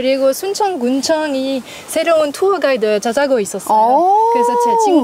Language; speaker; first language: Korean; non-native, learner; French